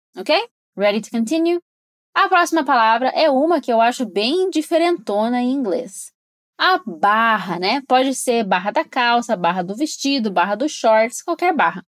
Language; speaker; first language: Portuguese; native; Portuguese